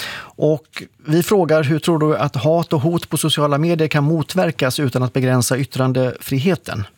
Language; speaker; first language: Swedish; native; Swedish